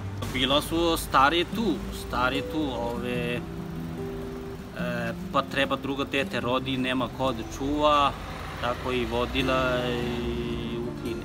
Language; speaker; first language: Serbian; non-native, learner; Chinese